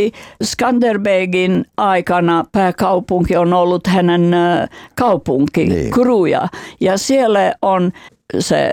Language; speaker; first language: Finnish; non-native, fluent; Albanian